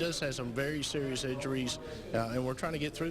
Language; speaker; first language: English; native; English